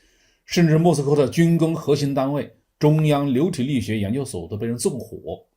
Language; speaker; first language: Chinese; native; Chinese